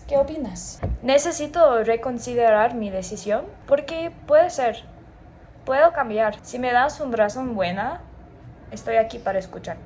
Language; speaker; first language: Spanish; non-native, learner; English